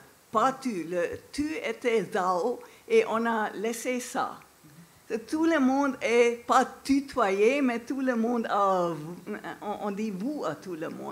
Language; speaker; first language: French; non-native, fluent; English